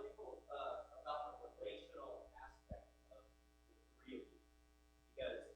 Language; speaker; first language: English; native; English